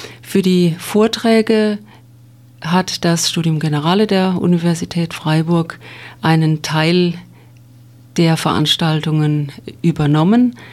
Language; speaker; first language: German; native; German